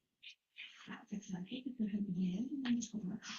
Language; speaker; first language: German; non-native, learner; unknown